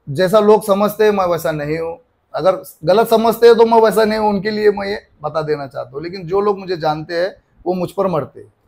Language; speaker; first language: Hindi; non-native, local second language; Marathi